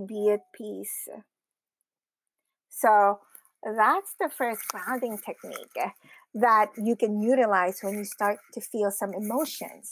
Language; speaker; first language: English; non-native, local second language; Filipino